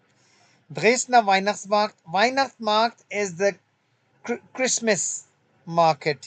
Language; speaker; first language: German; non-native, fluent; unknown